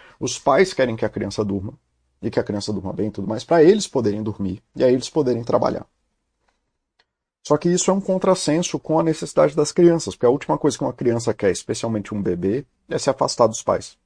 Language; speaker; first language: Portuguese; native; Portuguese